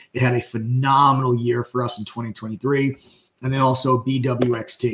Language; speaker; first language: English; native; English